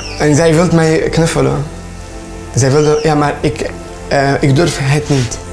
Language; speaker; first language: Dutch; non-native, learner; Arabic